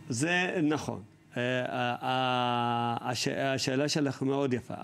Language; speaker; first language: Hebrew; early bilingual, other home language; Amharic